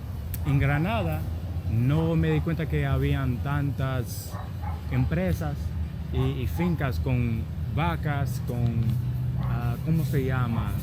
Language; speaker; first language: Spanish; non-native, learner; English